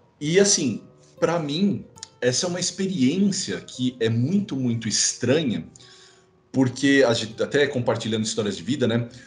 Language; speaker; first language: Portuguese; native; Portuguese